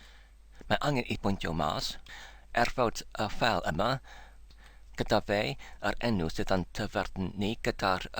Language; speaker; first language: Welsh; non-native, learner; English